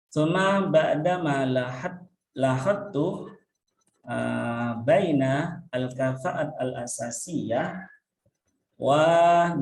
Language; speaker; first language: Arabic; non-native, fluent; Indonesian